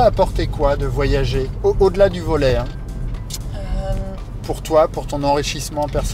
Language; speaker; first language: French; native; French